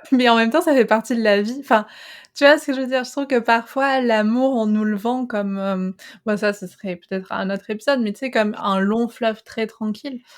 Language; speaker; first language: French; native; French